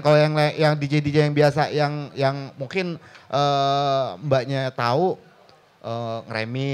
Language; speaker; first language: Indonesian; native; Indonesian